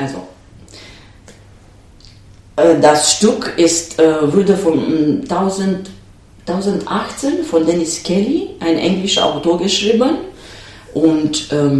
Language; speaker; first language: German; non-native, fluent; Romanian